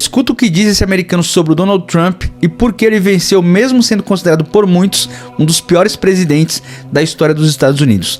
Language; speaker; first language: Portuguese; native; Portuguese